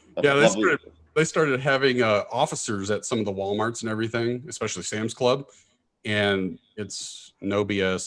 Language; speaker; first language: English; native; English